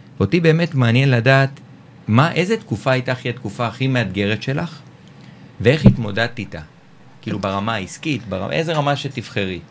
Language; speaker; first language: Hebrew; native; Hebrew